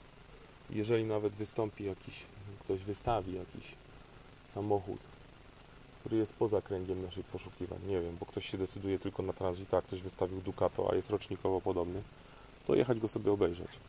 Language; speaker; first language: Polish; native; Polish